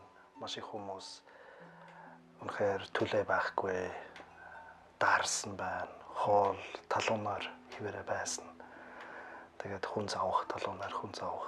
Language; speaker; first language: Mongolian; non-native, fluent; German